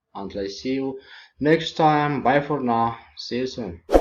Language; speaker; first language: English; non-native, local second language; Amharic